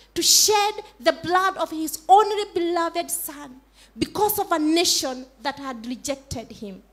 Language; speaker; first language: English; non-native, local second language; Swahili